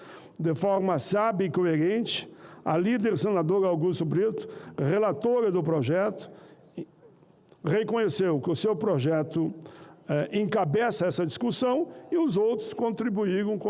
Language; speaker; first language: Portuguese; native; Portuguese